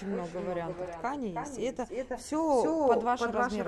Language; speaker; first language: Russian; native; Russian